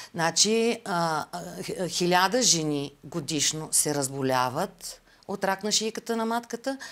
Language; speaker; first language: Bulgarian; native; Bulgarian